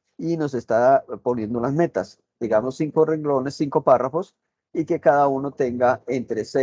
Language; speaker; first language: Spanish; native; Spanish